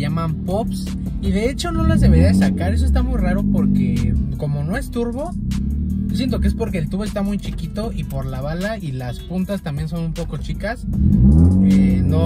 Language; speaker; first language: Spanish; native; Spanish